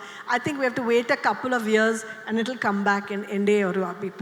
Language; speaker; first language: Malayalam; non-native, fluent; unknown